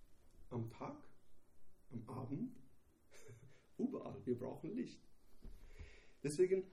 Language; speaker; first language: German; non-native, learner; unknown